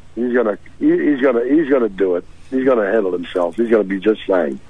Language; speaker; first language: English; non-native, fluent; French